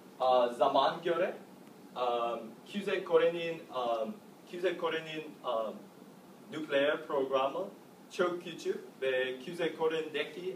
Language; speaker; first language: Turkish; non-native, learner; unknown